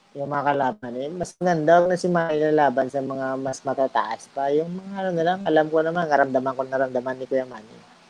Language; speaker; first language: Filipino; native; Filipino